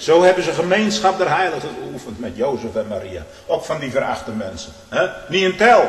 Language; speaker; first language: Dutch; native; Dutch